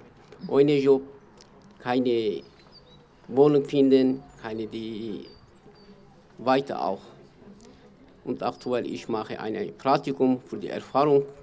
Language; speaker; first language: German; non-native, learner; Kurdish